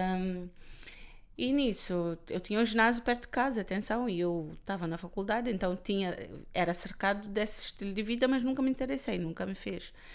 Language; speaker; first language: Portuguese; non-native, local second language; Kabuverdianu